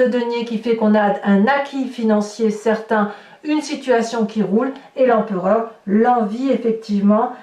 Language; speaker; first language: French; native; French